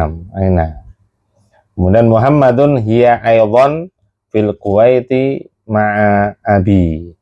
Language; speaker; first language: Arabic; non-native, fluent; Indonesian